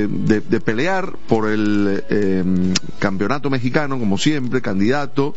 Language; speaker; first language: Spanish; native; Spanish